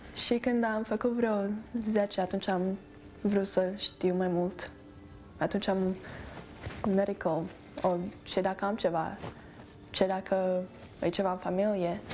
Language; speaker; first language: Romanian; early bilingual, heritage; Romanian